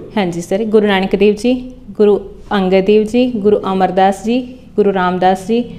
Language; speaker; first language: Hindi; non-native, local second language; Punjabi